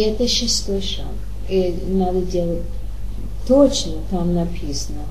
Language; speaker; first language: Russian; non-native, learner; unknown